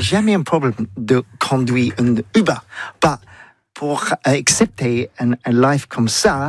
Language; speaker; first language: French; non-native, learner; English